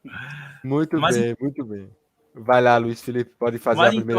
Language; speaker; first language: Portuguese; native; Portuguese